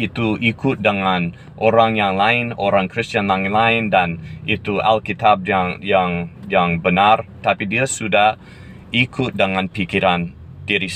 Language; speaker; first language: Indonesian; non-native, fluent; English